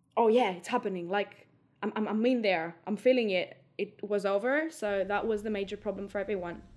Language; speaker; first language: English; non-native, fluent; Greek